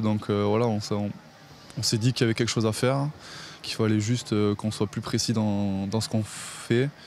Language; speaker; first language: French; native; French